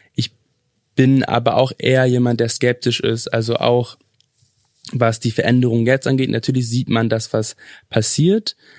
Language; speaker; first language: German; early bilingual, other home language; English